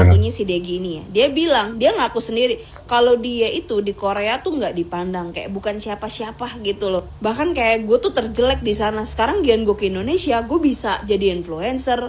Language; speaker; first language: Indonesian; native; Indonesian